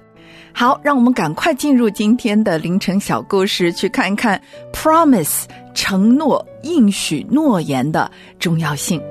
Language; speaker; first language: Chinese; native; Chinese